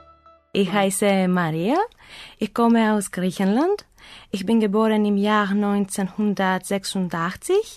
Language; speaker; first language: German; non-native, learner; Greek